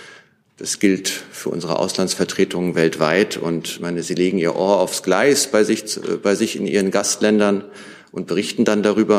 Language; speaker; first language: German; native; German